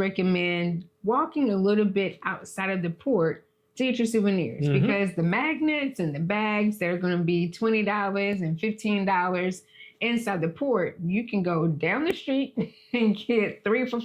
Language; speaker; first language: English; native; English